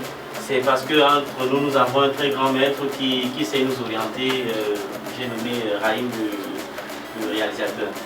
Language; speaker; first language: French; native; French